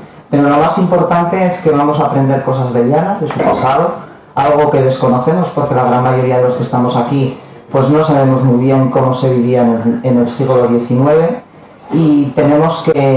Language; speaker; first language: Spanish; native; Spanish